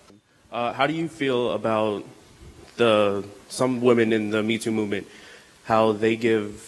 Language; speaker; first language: English; native; English